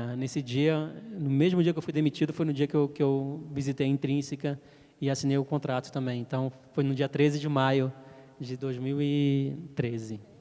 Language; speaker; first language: Portuguese; early bilingual, heritage; French